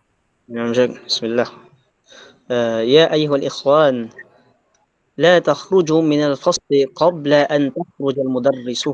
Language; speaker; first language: Arabic; non-native, learner; Filipino